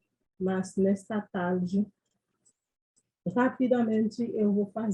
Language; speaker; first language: Portuguese; non-native, fluent; Haitian Creole